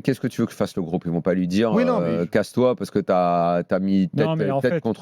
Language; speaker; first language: French; native; French